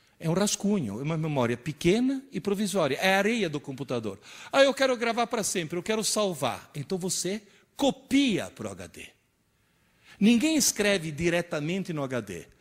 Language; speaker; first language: Portuguese; early bilingual, other home language; Italian